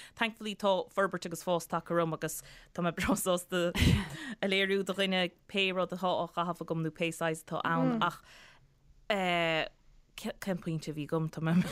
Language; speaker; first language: Irish; native; Irish